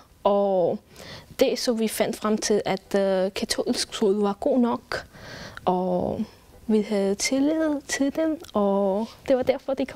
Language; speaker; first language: Danish; non-native, fluent; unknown